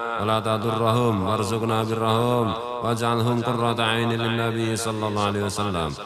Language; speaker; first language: Arabic; non-native, fluent; Indonesian